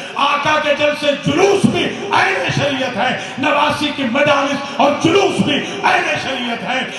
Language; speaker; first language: Urdu; non-native, local second language; Punjabi